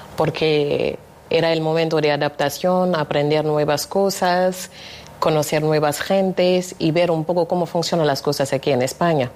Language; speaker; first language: Spanish; non-native, fluent; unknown